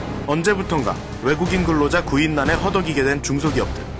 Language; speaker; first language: Korean; native; Korean